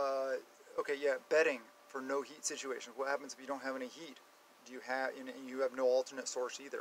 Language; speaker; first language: English; native; English